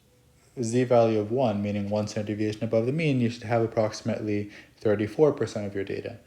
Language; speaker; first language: English; native; English